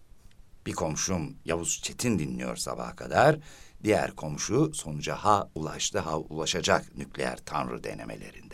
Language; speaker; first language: Turkish; native; Turkish